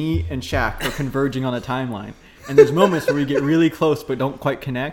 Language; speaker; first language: English; native; English